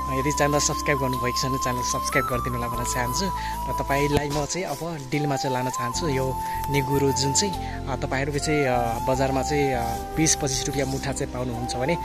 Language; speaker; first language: Nepali; non-native, local second language; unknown